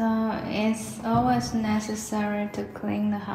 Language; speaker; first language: English; non-native, learner; Chinese